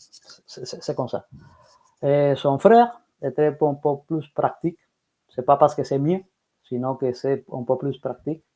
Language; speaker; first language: French; non-native, fluent; Spanish